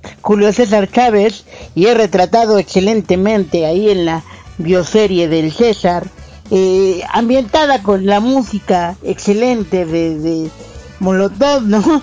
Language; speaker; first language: Spanish; native; Spanish